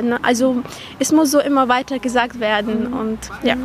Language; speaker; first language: German; non-native, fluent; Arabic